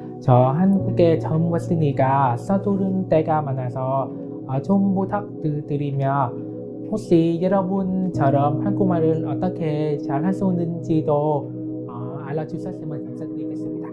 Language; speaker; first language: Korean; non-native, learner; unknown